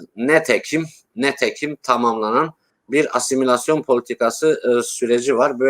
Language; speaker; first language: Turkish; non-native, local second language; Kurdish